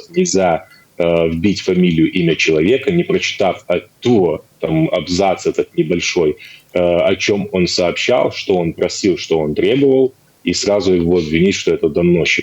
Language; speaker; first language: Russian; native; Russian